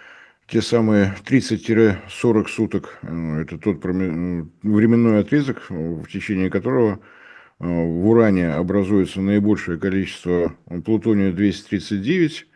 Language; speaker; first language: Russian; native; Russian